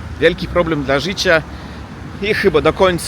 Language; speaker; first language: Polish; non-native, learner; Russian